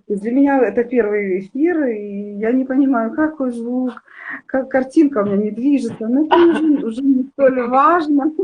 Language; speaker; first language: Russian; native; Russian